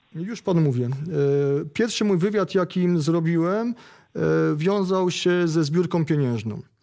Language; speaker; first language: Polish; native; Polish